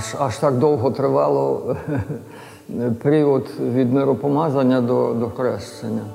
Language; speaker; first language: Ukrainian; native; Ukrainian